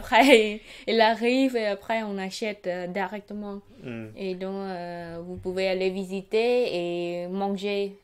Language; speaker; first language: French; non-native, learner; Khmer